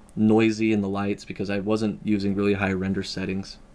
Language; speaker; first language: English; native; English